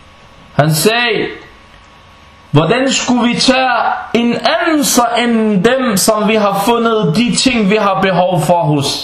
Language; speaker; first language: Danish; non-native, fluent; Arabic